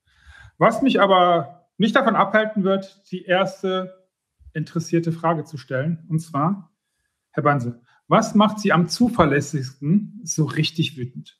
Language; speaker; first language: German; native; German